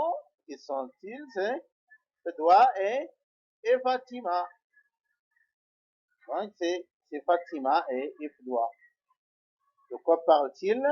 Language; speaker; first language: French; non-native, local second language; Arabic